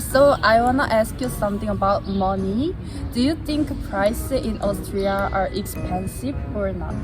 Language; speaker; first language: English; non-native, learner; Korean